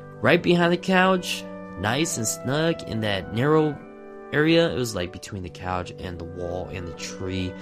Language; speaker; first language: English; native; English